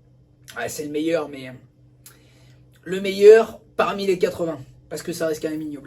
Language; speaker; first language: French; native; French